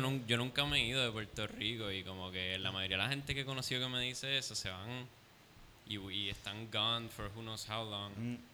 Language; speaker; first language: Spanish; early bilingual, heritage; Spanish